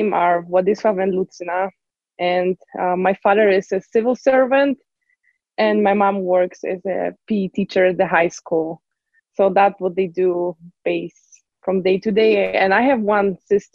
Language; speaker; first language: English; non-native, fluent; Polish